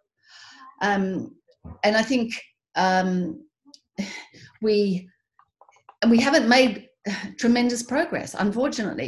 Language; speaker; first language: English; native; English